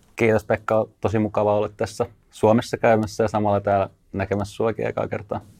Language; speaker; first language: Finnish; early bilingual, other home language; Russian